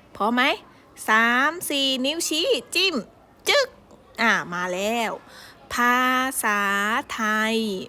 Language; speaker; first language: Thai; native; Thai